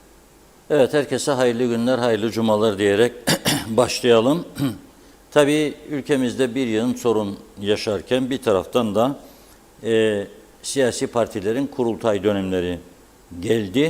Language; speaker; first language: Turkish; native; Turkish